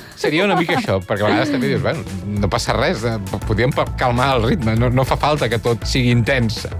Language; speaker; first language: Catalan; native; Catalan